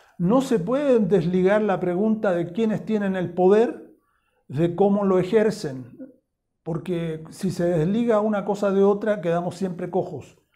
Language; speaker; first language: Spanish; native; Spanish